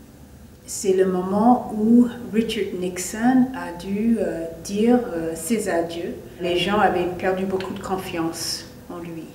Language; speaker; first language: French; non-native, fluent; English